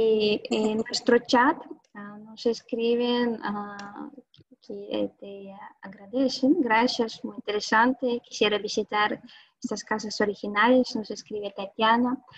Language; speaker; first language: Spanish; non-native, fluent; Russian